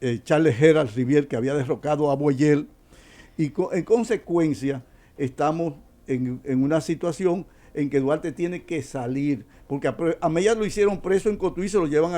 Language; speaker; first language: Spanish; native; Spanish